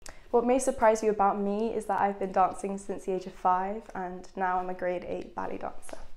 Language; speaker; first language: English; native; English